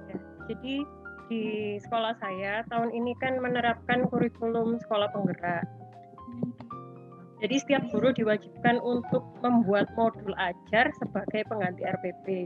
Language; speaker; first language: Indonesian; native; Indonesian